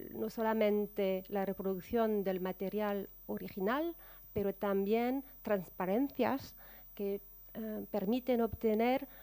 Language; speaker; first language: Spanish; non-native, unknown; French